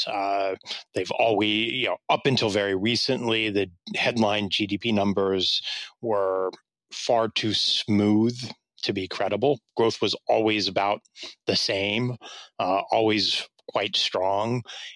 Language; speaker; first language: English; native; English